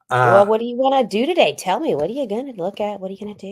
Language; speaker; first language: English; native; English